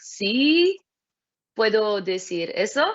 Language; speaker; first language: Spanish; non-native, learner; French